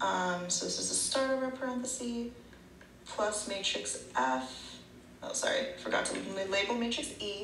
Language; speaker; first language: English; native; English